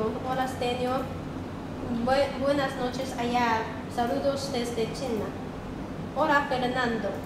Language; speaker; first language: Spanish; non-native, learner; Chinese